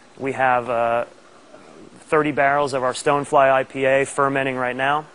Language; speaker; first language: English; native; English